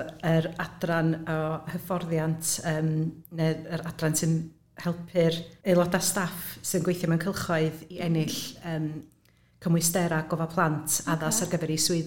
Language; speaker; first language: Welsh; native; Welsh